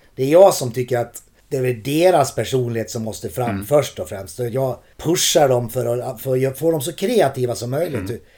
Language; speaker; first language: Swedish; native; Swedish